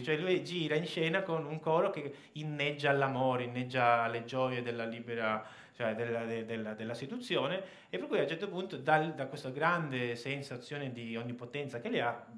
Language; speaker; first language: Italian; native; Italian